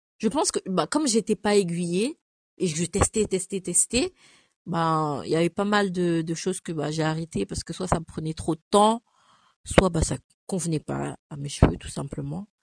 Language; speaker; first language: French; early bilingual, other home language; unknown